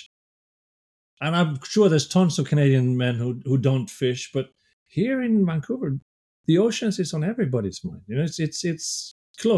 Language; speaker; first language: English; non-native, fluent; Swedish